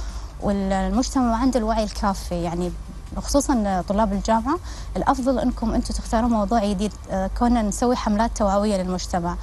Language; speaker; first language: Arabic; native; Arabic